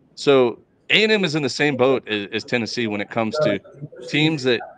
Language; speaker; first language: English; native; English